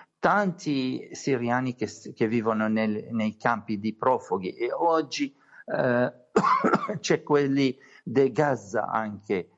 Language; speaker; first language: Italian; non-native, learner; Arabic